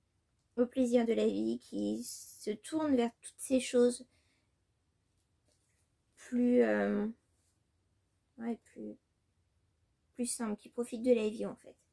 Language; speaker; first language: French; native; French